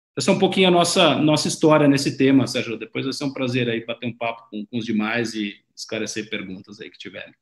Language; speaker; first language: Portuguese; native; Portuguese